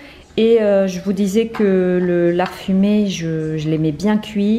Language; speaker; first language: French; native; French